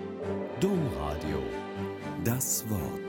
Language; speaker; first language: German; native; German